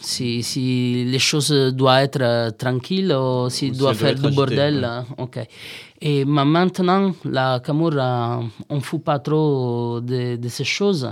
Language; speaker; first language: French; non-native, learner; Italian